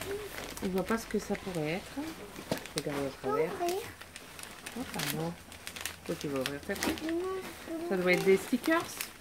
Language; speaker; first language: French; native; French